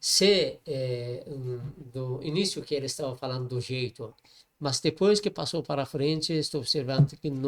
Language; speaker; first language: Portuguese; non-native, learner; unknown